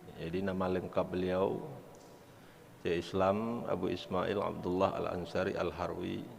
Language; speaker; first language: Malay; non-native, local second language; Achinese